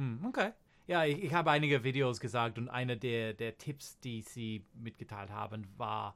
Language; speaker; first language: German; non-native, fluent; English